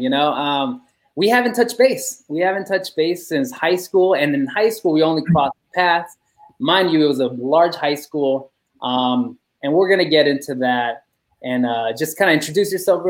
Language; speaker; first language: English; early bilingual, other home language; Spanish